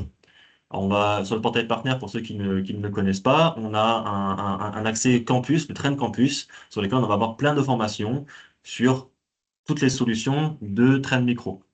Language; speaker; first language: French; native; French